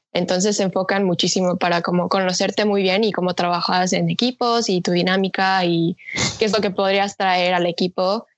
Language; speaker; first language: Spanish; early bilingual, other home language; Korean